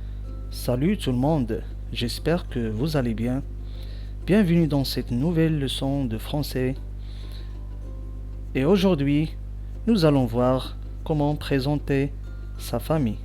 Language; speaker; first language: French; non-native, local second language; Arabic